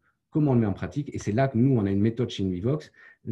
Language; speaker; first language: French; native; French